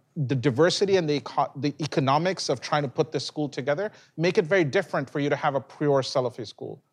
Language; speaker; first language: English; native; English